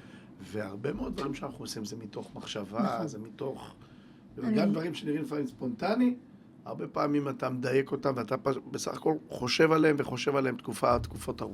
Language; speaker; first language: Hebrew; native; Hebrew